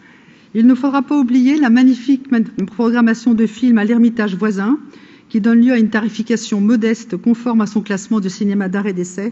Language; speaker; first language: French; native; French